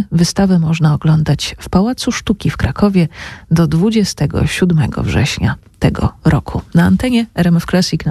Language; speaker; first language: Polish; native; Polish